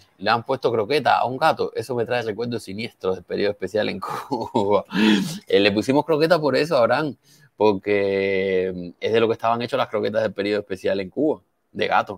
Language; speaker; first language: Spanish; native; Spanish